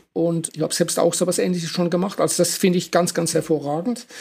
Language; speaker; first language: German; native; German